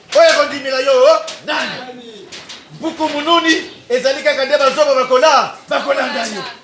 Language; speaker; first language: Lingala; non-native, local second language; Kongo